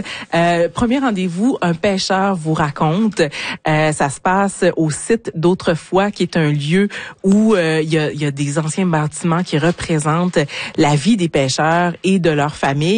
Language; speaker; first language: French; native; French